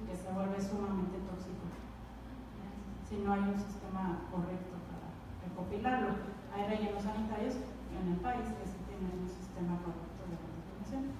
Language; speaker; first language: Spanish; native; Spanish